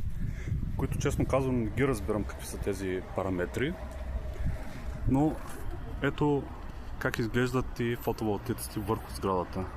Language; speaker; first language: Bulgarian; native; Bulgarian